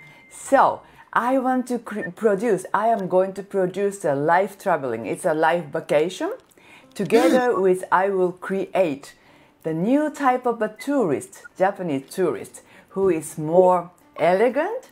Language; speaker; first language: English; non-native, fluent; Japanese